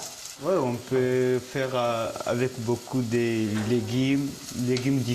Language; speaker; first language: French; non-native, learner; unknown